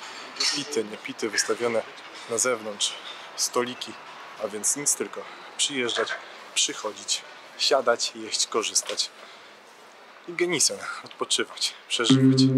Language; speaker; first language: Polish; native; Polish